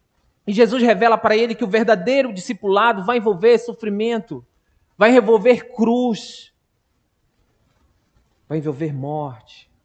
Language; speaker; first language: Portuguese; native; Portuguese